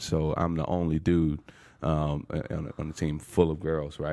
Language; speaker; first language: English; native; English